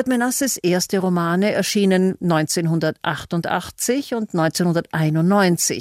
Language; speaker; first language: German; native; German